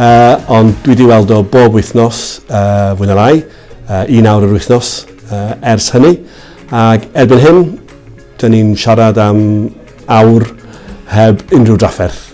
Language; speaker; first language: Welsh; native; Welsh